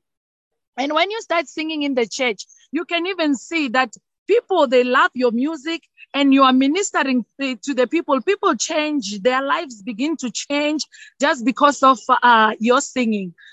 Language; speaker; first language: English; non-native, local second language; Northern Sotho